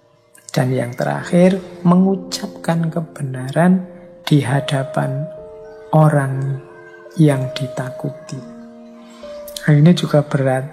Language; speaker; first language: Indonesian; native; Indonesian